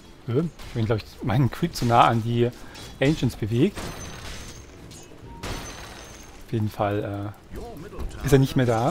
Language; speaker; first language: German; native; German